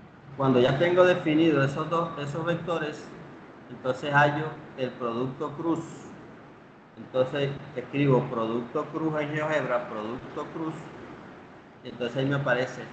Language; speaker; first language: Spanish; native; Spanish